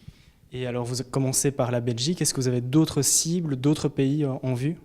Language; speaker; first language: French; native; French